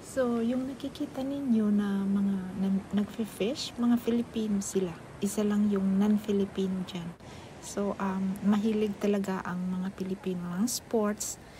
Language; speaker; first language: Filipino; native; Filipino